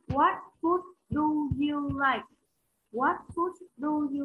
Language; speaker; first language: English; non-native, learner; Vietnamese